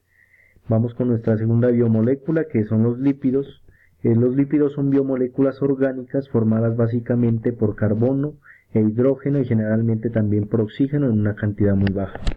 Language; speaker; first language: Spanish; native; Spanish